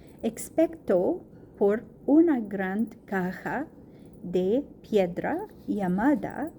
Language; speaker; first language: Spanish; non-native, learner; Arabic